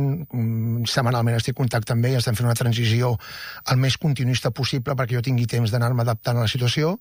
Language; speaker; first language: Catalan; native; Catalan